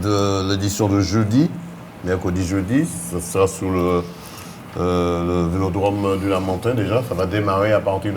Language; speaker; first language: French; native; French